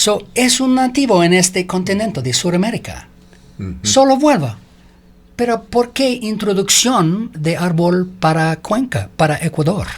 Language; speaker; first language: Spanish; non-native, learner; English